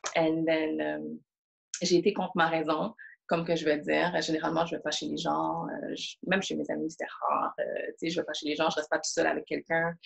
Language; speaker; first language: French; early bilingual, other home language; Haitian Creole